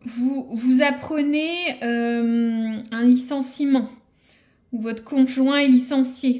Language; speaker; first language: French; native; French